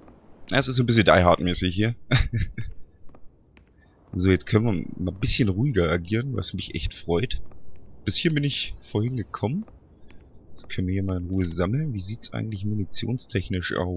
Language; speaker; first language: German; native; German